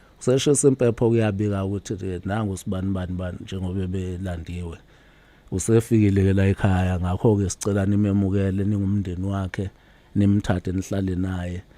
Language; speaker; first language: Zulu; native; Zulu